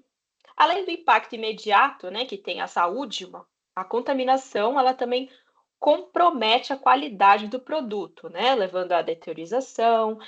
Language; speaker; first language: Portuguese; native; Portuguese